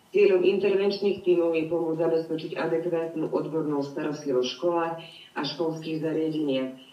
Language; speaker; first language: Slovak; native; Slovak